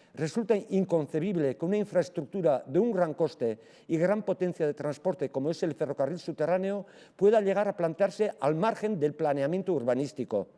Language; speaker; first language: Spanish; non-native, local second language; Basque